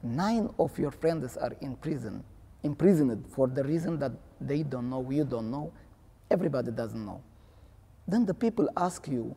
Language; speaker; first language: English; non-native, fluent; Tigrinya